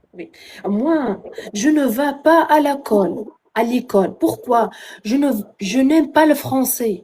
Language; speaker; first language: French; non-native, learner; Arabic